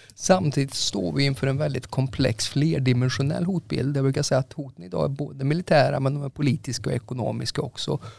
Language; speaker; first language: Swedish; native; Swedish